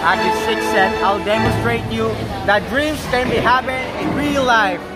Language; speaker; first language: English; non-native, local second language; Filipino